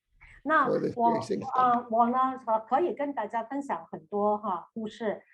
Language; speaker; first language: Chinese; native; Chinese